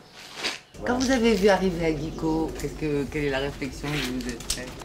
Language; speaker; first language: French; native; French